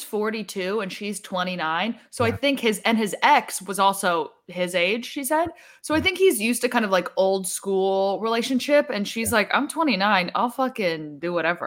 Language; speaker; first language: English; native; English